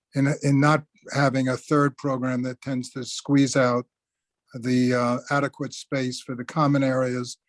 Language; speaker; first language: English; native; English